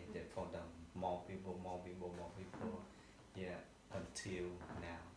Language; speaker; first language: English; non-native, learner; Vietnamese